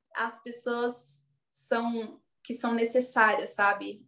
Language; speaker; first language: Portuguese; native; Portuguese